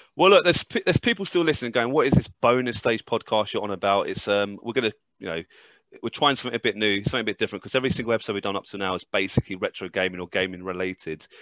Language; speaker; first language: English; native; English